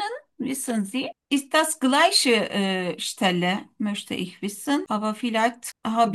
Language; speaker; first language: German; non-native, learner; Turkish